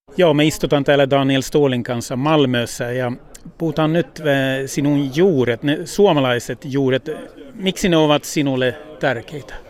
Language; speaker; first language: Finnish; early bilingual, heritage; Finnish